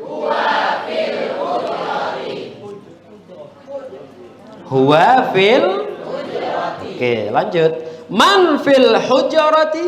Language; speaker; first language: Arabic; non-native, fluent; Indonesian